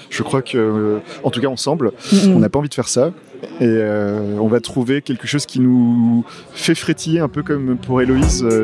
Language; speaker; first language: French; native; French